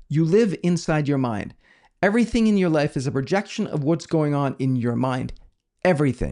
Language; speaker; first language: English; non-native, fluent; Danish